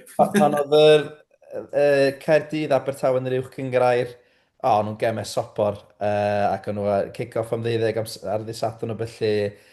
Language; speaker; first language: Welsh; native; Welsh